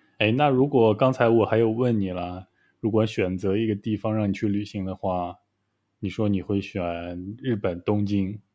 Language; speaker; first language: Chinese; native; Chinese